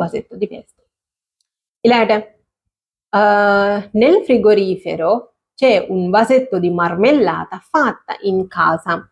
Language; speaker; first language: Italian; non-native, fluent; Sinhala